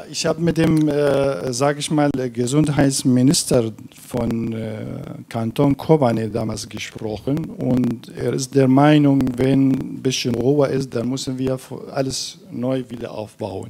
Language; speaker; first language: German; non-native, fluent; Kurdish